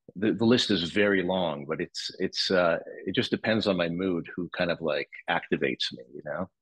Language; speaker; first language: English; native; English